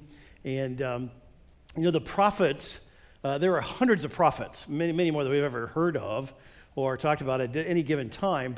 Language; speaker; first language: English; native; English